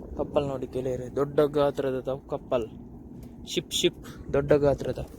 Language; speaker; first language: Kannada; non-native, local second language; Tulu